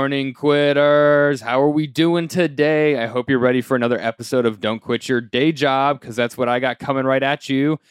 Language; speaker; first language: English; native; English